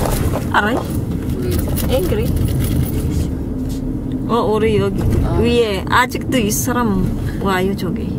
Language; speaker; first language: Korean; non-native, learner; Filipino